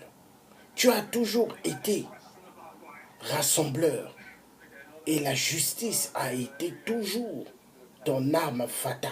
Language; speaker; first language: French; non-native, local second language; Kongo